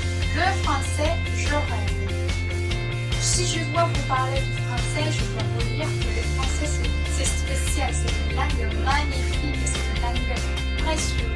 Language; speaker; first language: French; non-native, fluent; Spanish